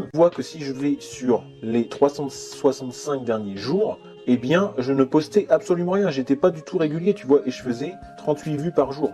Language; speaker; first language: French; native; French